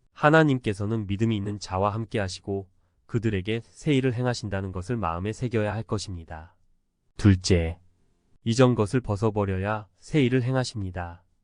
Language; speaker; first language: Korean; native; Korean